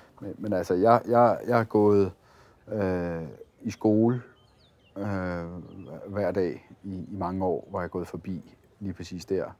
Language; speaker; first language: Danish; early bilingual, other home language; Italian